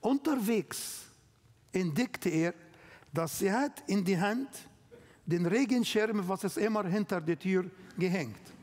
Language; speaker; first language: German; non-native, learner; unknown